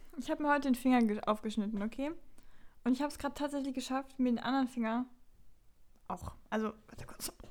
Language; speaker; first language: German; native; German